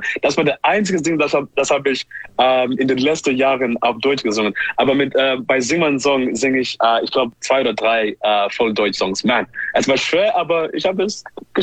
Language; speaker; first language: German; non-native, learner; English